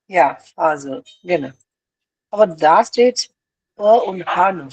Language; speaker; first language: German; non-native, learner; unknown